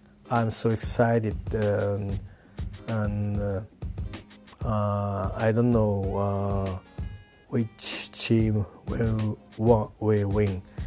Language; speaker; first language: English; non-native, learner; Japanese